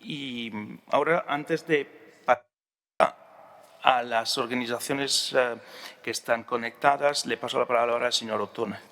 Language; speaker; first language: Spanish; non-native, fluent; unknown